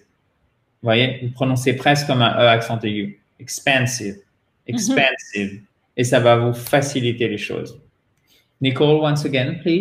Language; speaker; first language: French; native; French